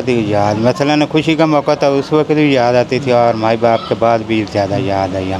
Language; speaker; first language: Hindi; non-native, local second language; Punjabi